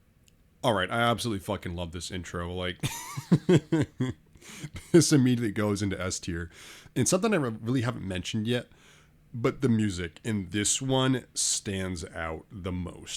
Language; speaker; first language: English; native; English